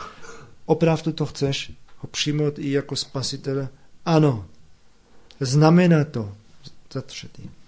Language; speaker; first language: Czech; non-native, fluent; German